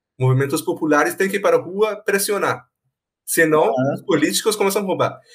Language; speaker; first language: Portuguese; non-native, fluent; Persian